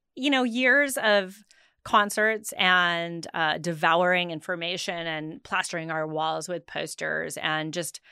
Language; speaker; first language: English; native; English